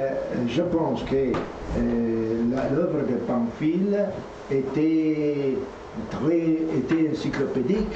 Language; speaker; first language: French; non-native, learner; Italian